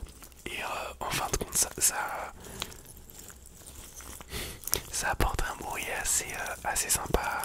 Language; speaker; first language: French; native; French